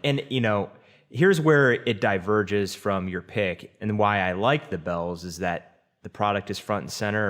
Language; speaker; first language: English; native; English